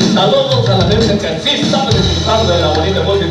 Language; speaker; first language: Spanish; native; Spanish